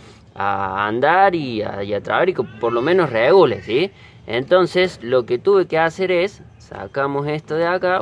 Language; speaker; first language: Spanish; native; Spanish